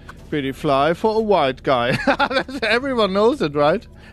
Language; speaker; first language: English; non-native, fluent; German